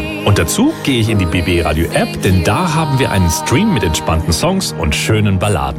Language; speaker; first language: German; native; German